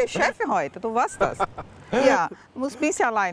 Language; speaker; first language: German; non-native, learner; Portuguese